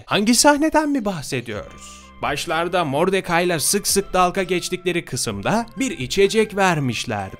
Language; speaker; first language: Turkish; native; Turkish